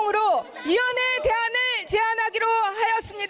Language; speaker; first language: Korean; native; Korean